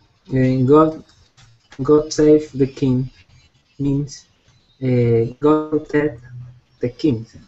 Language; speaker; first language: English; non-native, learner; Spanish